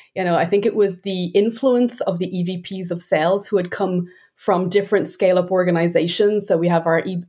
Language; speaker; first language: English; native; English